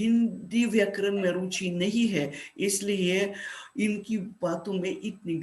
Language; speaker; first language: Hindi; non-native, fluent; Russian